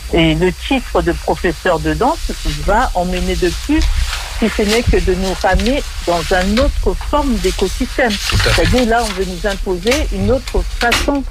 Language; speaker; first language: French; early bilingual, other home language; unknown